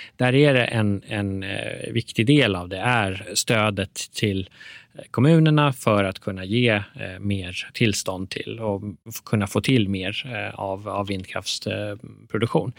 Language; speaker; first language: Swedish; early bilingual, other home language; Persian